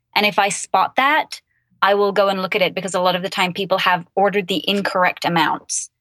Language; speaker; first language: English; native; English